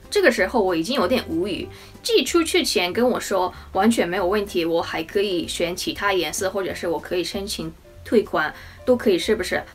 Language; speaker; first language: Chinese; non-native, fluent; Japanese